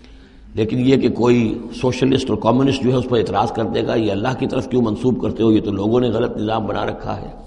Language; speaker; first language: Urdu; native; Urdu